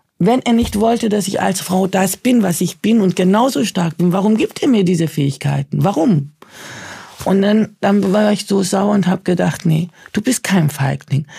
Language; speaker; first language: German; early bilingual, other home language; Turkish